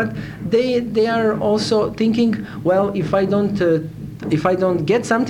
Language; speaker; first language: English; non-native, fluent; Serbian